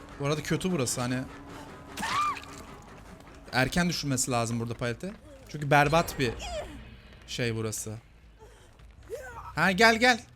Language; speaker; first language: Turkish; native; Turkish